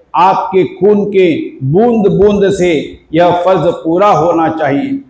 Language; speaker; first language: Hindi; non-native, local second language; Marathi